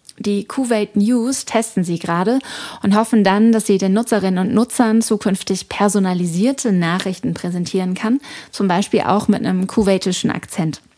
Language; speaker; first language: German; native; German